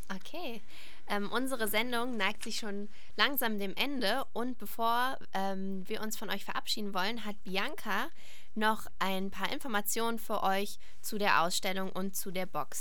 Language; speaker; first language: German; native; German